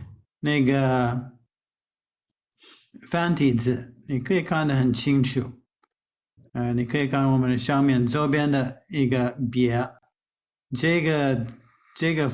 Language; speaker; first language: Chinese; non-native, fluent; English